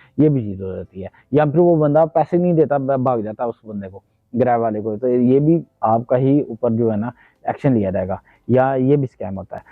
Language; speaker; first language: Urdu; non-native, local second language; Punjabi